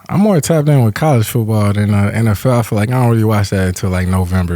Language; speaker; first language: English; native; English